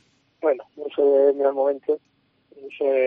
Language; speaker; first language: Spanish; native; Spanish